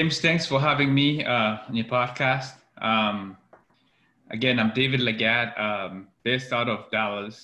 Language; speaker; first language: English; non-native, local second language; Kalenjin